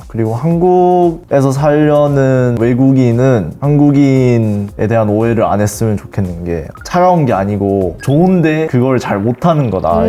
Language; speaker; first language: Korean; early bilingual, heritage; Korean